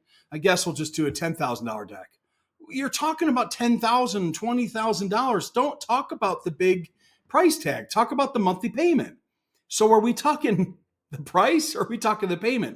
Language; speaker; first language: English; native; English